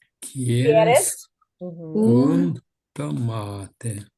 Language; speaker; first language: Spanish; non-native, learner; Ukrainian